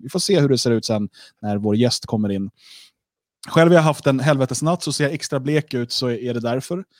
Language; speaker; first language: Swedish; native; Swedish